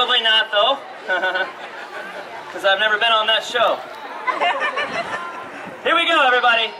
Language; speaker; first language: English; native; English